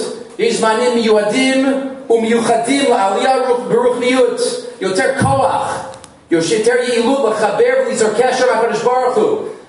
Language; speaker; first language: Hebrew; non-native, fluent; English